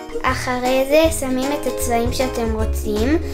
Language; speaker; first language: Hebrew; native; Hebrew